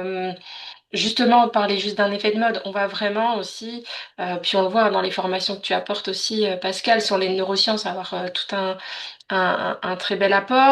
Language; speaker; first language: French; native; French